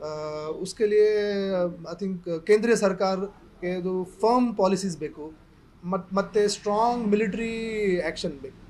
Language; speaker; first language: Kannada; non-native, local second language; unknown